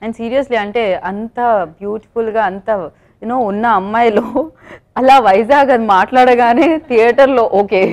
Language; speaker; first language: Telugu; native; Telugu